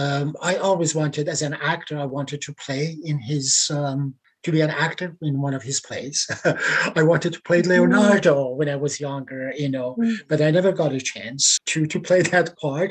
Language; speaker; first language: English; non-native, fluent; Persian